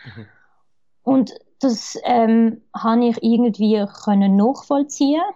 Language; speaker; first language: German; early bilingual, other home language; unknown